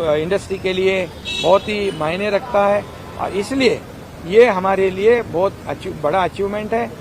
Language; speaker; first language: Hindi; non-native, local second language; Marathi